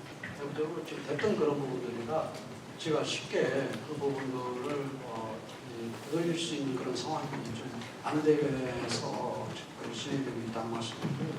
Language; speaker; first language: Korean; native; Korean